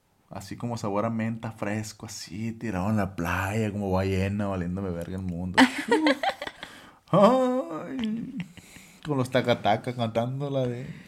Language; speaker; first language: Spanish; early bilingual, other home language; English